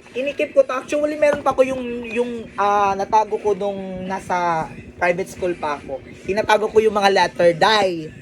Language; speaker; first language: Filipino; non-native, local second language; Cebuano